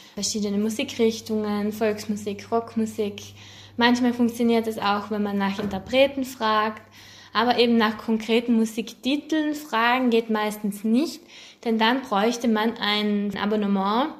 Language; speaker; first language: German; native; German